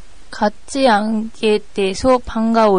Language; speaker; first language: Korean; non-native, learner; Japanese